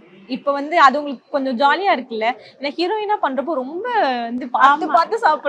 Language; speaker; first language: Tamil; native; Tamil